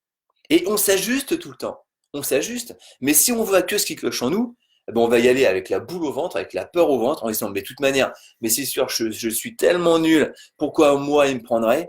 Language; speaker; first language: French; native; French